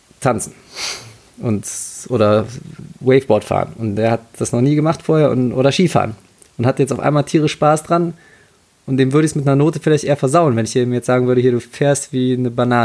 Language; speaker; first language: German; native; German